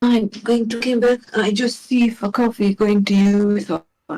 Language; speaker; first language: English; non-native, learner; Hungarian